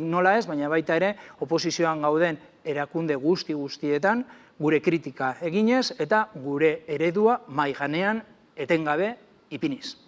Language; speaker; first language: Basque; native; Basque